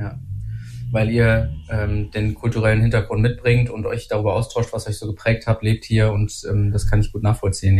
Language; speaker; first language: German; native; German